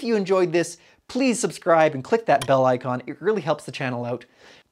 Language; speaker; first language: English; native; English